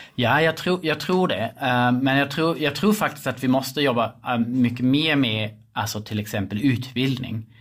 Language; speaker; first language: Swedish; non-native, fluent; German